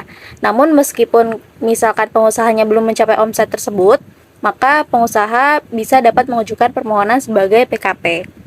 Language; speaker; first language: Indonesian; native; Indonesian